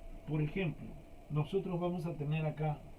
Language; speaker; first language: Spanish; native; Spanish